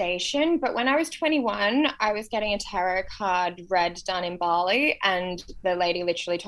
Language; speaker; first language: English; native; English